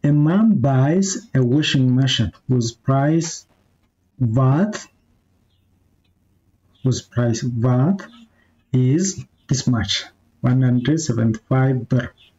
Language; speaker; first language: English; non-native, local second language; Amharic